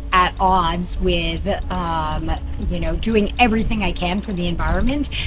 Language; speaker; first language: English; native; English